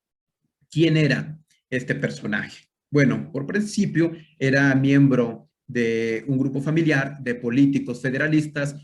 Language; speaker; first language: Spanish; native; Spanish